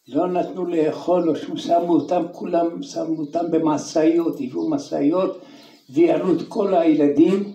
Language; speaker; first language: Hebrew; early bilingual, other home language; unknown